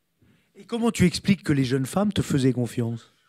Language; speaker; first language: French; native; French